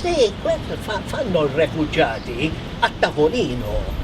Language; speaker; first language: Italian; non-native, fluent; Maltese